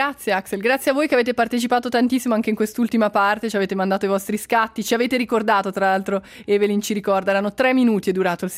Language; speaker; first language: Italian; native; Italian